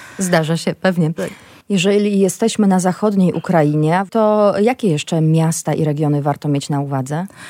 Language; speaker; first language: Polish; native; Polish